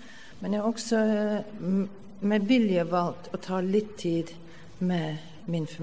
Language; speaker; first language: Norwegian; non-native, fluent; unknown